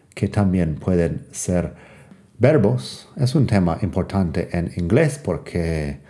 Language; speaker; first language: Spanish; non-native, fluent; English